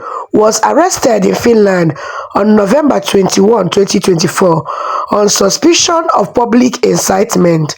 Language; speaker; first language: English; non-native, local second language; Igbo